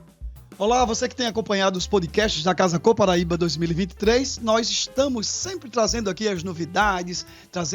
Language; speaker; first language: Portuguese; native; Portuguese